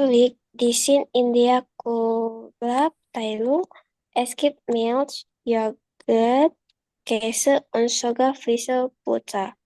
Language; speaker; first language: German; non-native, learner; Indonesian